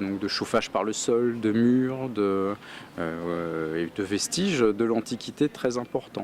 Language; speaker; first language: French; native; French